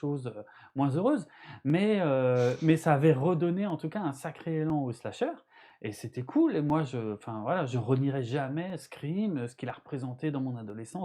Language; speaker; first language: French; native; French